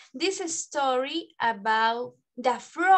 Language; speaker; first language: English; non-native, learner; Spanish